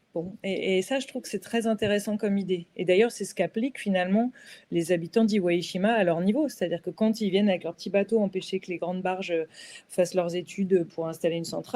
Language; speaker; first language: French; native; French